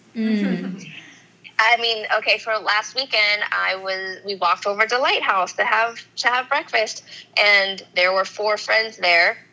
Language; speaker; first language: English; native; English